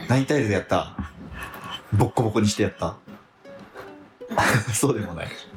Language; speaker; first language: Japanese; native; Japanese